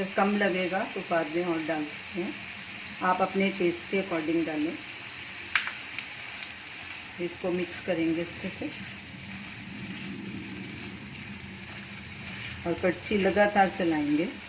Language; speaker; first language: Hindi; native; Hindi